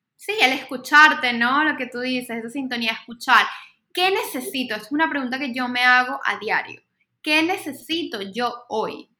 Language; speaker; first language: Spanish; native; Spanish